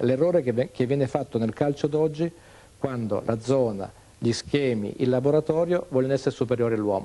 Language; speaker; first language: Italian; native; Italian